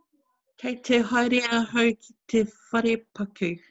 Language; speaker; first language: Māori; non-native, learner; English